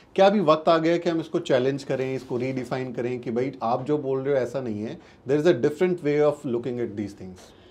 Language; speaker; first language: Hindi; native; Hindi